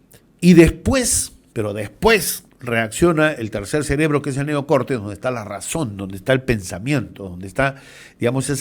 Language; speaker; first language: Spanish; native; Spanish